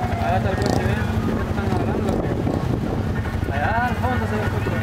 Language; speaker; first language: Spanish; native; Spanish